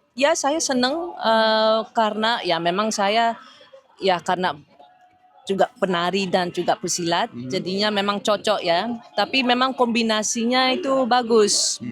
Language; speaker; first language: Indonesian; early bilingual, heritage; Indonesian